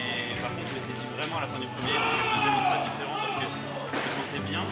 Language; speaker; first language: French; native; French